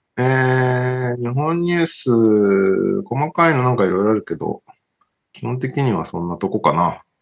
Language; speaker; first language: Japanese; early bilingual, heritage; Japanese